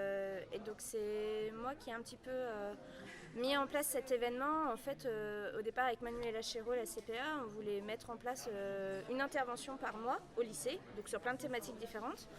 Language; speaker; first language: French; native; French